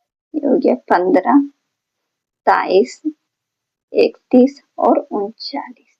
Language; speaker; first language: Hindi; native; Hindi